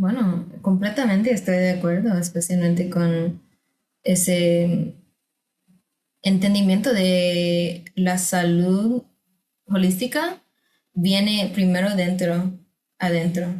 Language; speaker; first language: Spanish; non-native, fluent; English